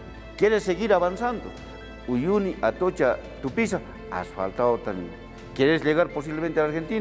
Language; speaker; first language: Spanish; native; Spanish